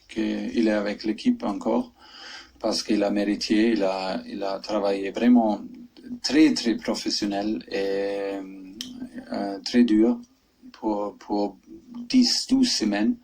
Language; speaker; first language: French; non-native, fluent; German